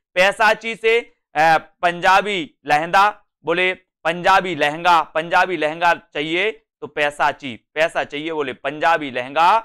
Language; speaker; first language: Hindi; native; Hindi